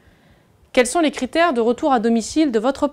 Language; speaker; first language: French; native; French